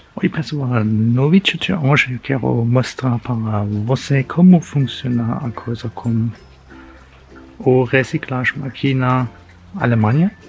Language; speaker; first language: Portuguese; non-native, fluent; German